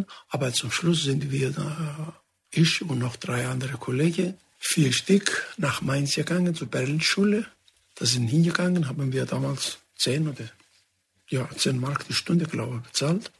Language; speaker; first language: German; non-native, fluent; Greek